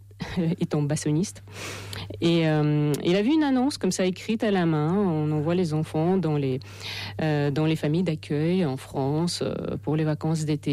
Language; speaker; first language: French; non-native, fluent; Russian